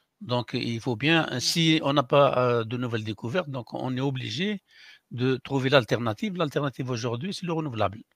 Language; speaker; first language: French; non-native, local second language; Arabic